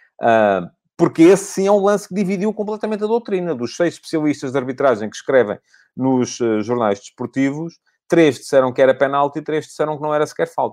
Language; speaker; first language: Portuguese; native; Portuguese